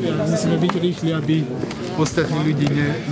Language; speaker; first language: Slovak; non-native, fluent; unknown